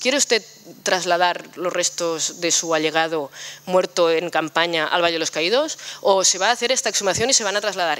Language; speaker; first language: Spanish; non-native, local second language; Catalan